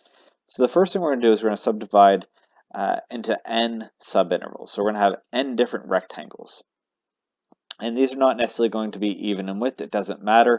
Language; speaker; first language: English; native; English